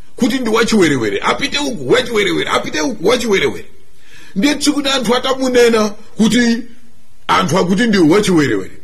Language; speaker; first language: Nyanja; non-native, local second language; Tumbuka